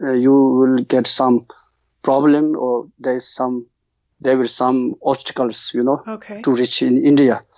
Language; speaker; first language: English; non-native, learner; Tibetan